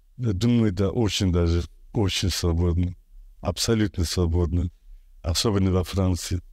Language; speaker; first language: Russian; non-native, local second language; Azerbaijani